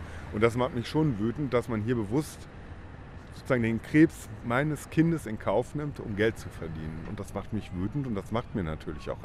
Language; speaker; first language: German; native; German